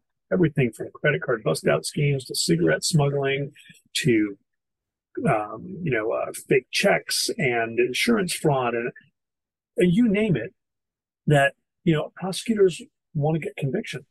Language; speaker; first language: English; native; English